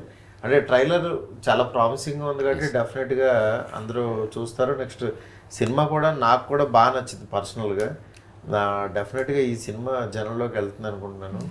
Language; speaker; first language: Telugu; native; Telugu